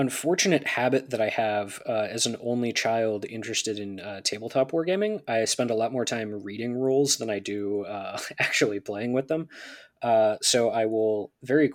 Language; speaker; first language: English; native; English